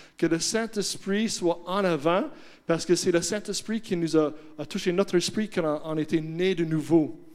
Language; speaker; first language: French; non-native, fluent; English